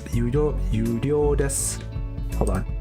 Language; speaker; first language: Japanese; non-native, learner; Cantonese